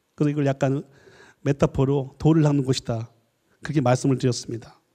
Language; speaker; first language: Korean; native; Korean